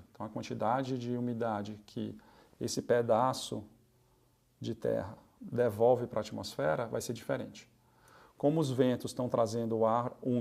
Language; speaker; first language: Portuguese; native; Portuguese